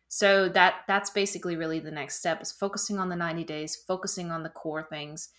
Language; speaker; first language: English; non-native, fluent; German